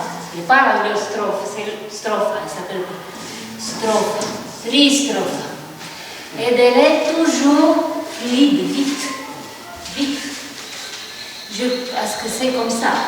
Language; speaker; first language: French; non-native, fluent; Italian